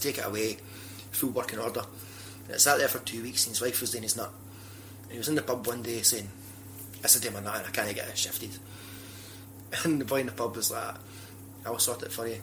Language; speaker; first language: English; native; English